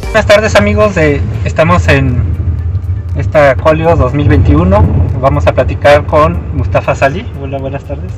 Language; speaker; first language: Spanish; native; Spanish